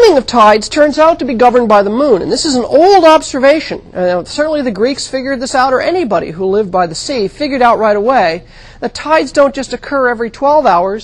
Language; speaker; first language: English; native; English